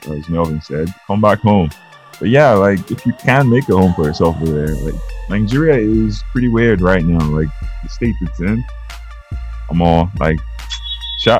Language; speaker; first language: English; non-native, local second language; Yoruba